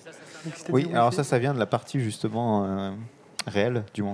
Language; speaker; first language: French; native; French